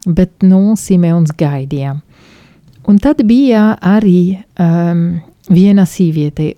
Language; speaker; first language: Latvian; non-native, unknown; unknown